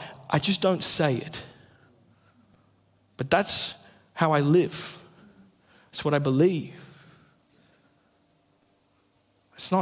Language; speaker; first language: English; native; English